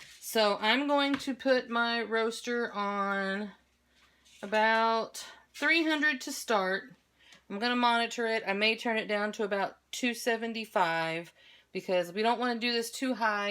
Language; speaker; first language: English; native; English